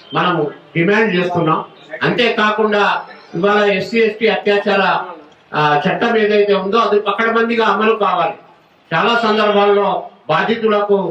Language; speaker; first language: Telugu; non-native, local second language; Lambadi